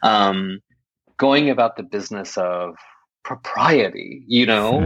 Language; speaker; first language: English; native; English